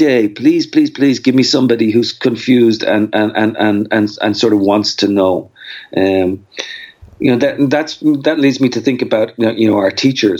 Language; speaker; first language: English; native; English